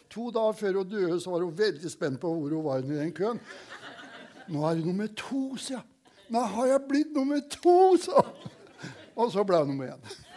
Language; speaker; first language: Norwegian; native; Norwegian